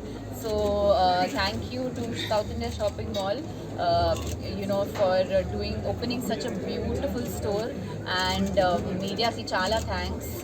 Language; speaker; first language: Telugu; non-native, learner; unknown